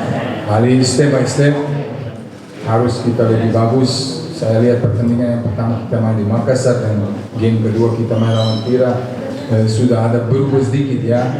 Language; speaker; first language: Indonesian; non-native, fluent; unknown